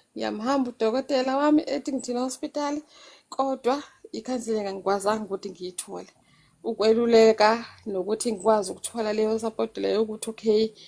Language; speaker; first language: Zulu; non-native, local second language; Xhosa